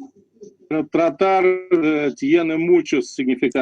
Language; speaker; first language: Spanish; non-native, learner; Russian